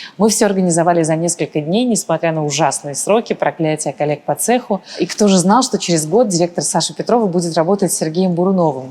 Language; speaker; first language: Russian; early bilingual, other home language; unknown